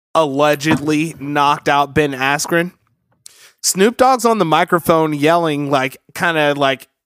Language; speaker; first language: English; early bilingual, other home language; Yoruba